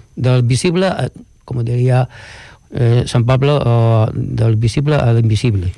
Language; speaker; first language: Catalan; non-native, local second language; Spanish